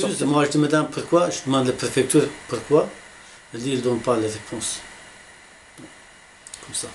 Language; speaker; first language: French; non-native, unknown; Arabic